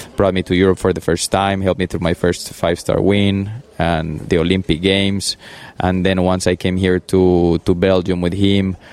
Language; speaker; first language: English; early bilingual, other home language; Spanish